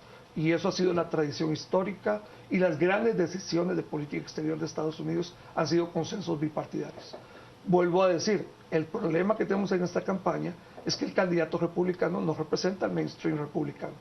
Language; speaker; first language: Spanish; native; Spanish